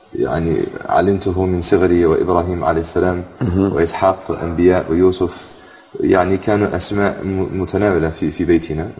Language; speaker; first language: Arabic; non-native, fluent; English